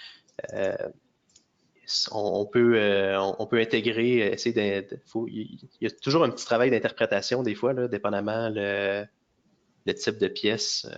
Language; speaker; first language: French; native; French